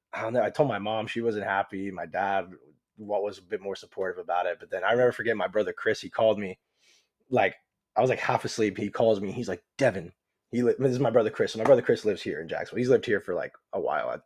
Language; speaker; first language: English; native; English